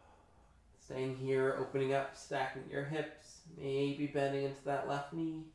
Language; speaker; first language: English; native; English